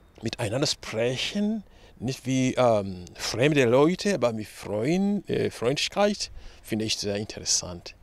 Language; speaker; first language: German; non-native, learner; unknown